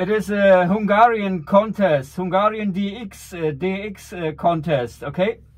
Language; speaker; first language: English; non-native, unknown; German